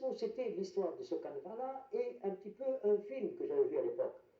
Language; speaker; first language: French; non-native, local second language; Arabic